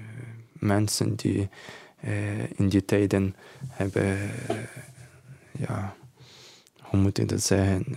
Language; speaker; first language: Dutch; non-native, learner; Ukrainian